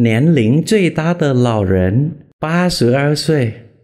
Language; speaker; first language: Chinese; non-native, fluent; Vietnamese